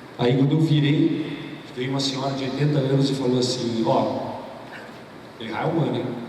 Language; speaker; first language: Portuguese; native; Portuguese